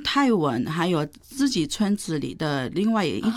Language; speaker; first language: Chinese; non-native, fluent; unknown